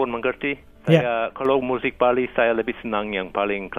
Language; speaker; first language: Indonesian; non-native, fluent; English